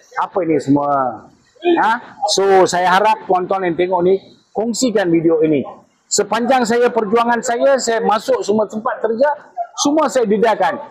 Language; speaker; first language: Malay; non-native, local second language; Tamil